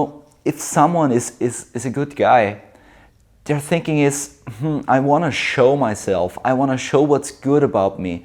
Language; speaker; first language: English; non-native, fluent; German